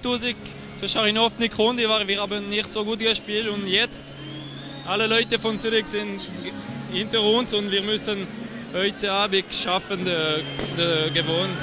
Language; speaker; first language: German; non-native, learner; French